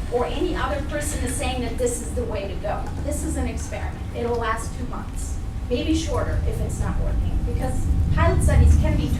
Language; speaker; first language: English; non-native, fluent; German